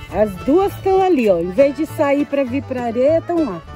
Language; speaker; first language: Portuguese; native; Portuguese